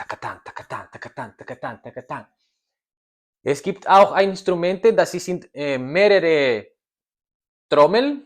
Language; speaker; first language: German; non-native, learner; Spanish